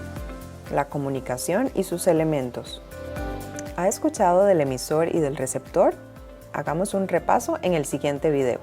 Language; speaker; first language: Spanish; native; Spanish